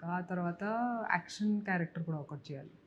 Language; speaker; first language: Telugu; non-native, local second language; Hindi